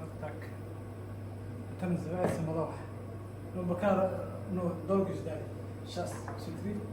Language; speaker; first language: Russian; non-native, learner; Somali